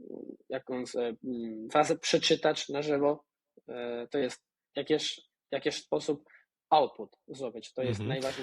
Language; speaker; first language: Polish; non-native, fluent; Spanish